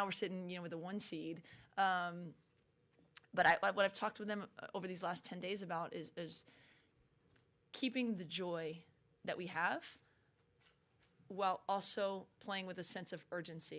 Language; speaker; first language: English; native; English